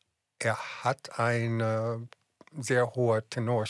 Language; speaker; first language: German; non-native, fluent; English